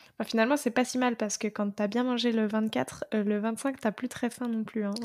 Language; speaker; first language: French; native; French